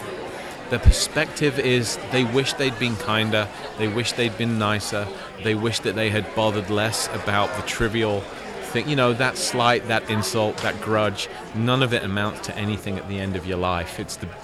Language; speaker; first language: English; native; English